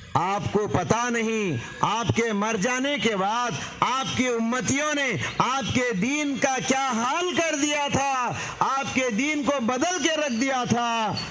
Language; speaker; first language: Urdu; native; Urdu